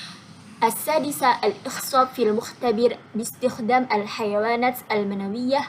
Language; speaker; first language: Arabic; non-native, learner; Indonesian